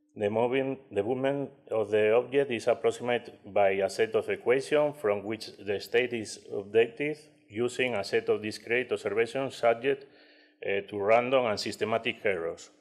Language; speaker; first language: English; non-native, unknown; Spanish